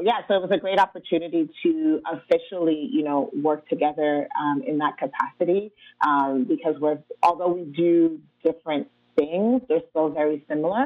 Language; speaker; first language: English; native; English